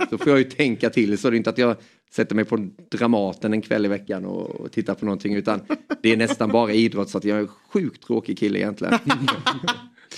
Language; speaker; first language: Swedish; native; Swedish